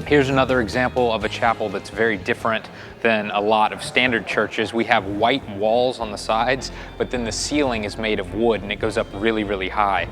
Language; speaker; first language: English; native; English